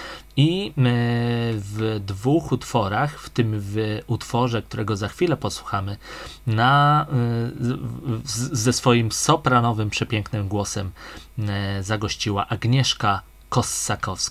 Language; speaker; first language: Polish; native; Polish